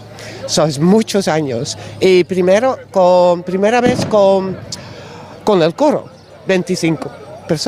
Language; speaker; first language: Spanish; non-native, learner; Dutch